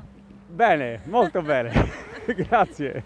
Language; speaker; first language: Italian; early bilingual, heritage; Italian